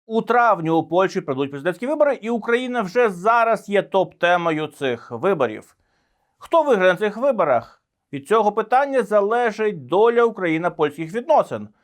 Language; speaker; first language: Ukrainian; native; Ukrainian